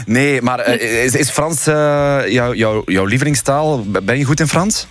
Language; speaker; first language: Dutch; native; Dutch